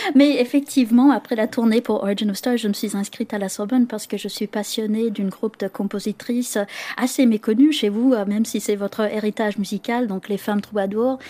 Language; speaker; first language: French; non-native, fluent; English